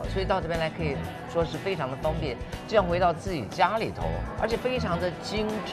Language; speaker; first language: Chinese; native; Chinese